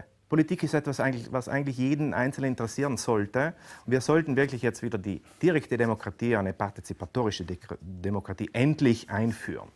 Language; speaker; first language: German; native; German